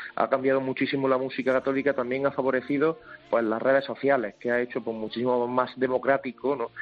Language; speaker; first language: Spanish; native; Spanish